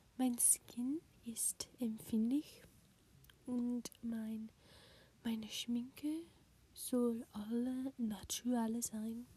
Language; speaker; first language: German; non-native, learner; English